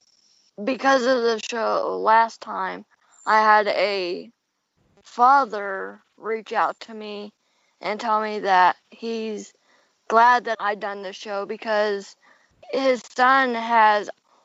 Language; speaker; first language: English; native; English